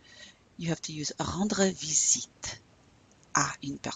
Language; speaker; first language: French; non-native, fluent; English